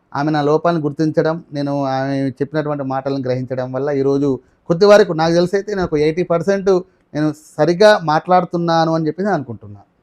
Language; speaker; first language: Telugu; non-native, local second language; Marathi